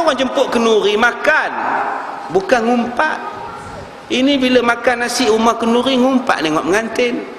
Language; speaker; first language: Malay; native; Malay